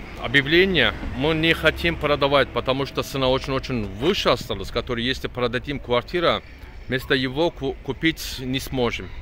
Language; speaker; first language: Russian; non-native, learner; Turkish